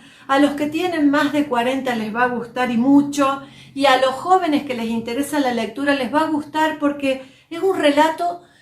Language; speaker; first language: Spanish; native; Spanish